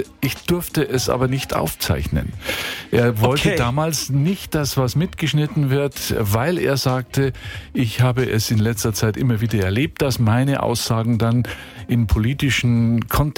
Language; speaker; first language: German; native; German